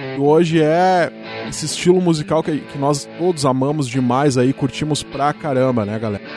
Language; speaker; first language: Portuguese; native; Portuguese